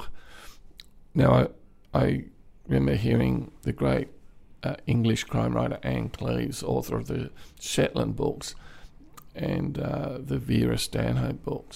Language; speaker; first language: English; native; English